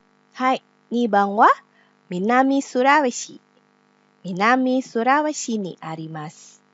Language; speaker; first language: Japanese; non-native, learner; Indonesian